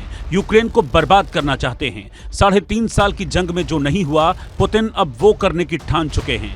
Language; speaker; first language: Hindi; native; Hindi